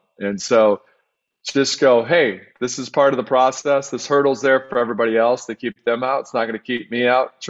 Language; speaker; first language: English; native; English